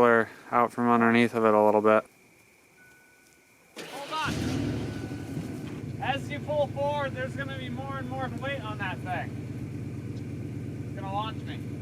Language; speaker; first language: English; native; English